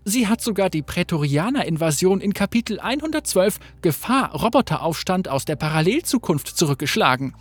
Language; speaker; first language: German; native; German